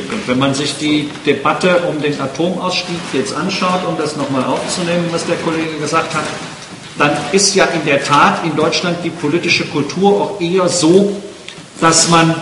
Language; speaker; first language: German; native; German